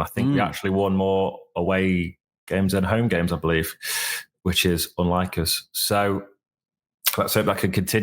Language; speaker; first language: English; native; English